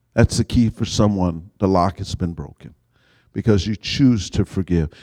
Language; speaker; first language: English; native; English